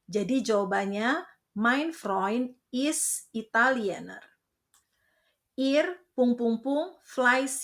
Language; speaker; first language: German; non-native, fluent; Indonesian